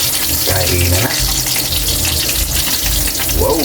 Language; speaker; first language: Filipino; native; Filipino